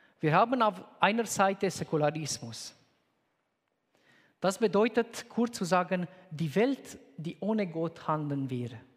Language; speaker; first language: German; non-native, fluent; Romanian